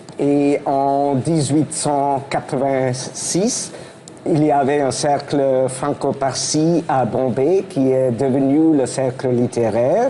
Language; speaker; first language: French; non-native, fluent; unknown